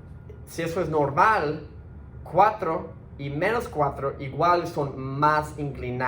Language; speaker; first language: Spanish; early bilingual, heritage; Spanish